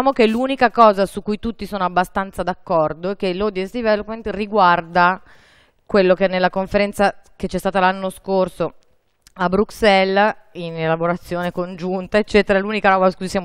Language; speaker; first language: Italian; native; Italian